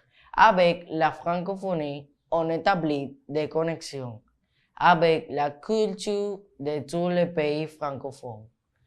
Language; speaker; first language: French; non-native, learner; Spanish